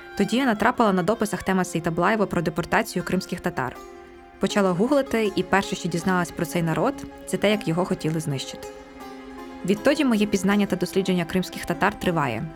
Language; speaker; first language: Ukrainian; native; Ukrainian